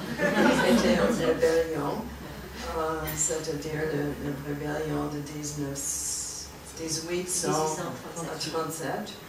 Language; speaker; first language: French; non-native, learner; English